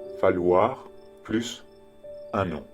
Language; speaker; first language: French; native; French